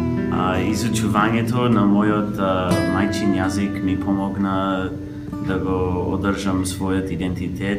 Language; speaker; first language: Macedonian; early bilingual, heritage; Macedonian